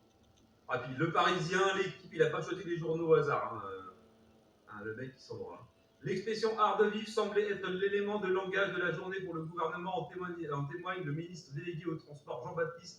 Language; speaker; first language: French; native; French